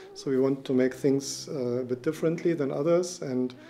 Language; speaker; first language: English; non-native, fluent; German